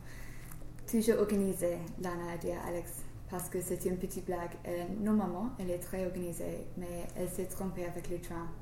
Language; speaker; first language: French; non-native, fluent; English